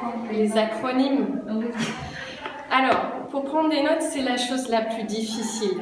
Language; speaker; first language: French; native; French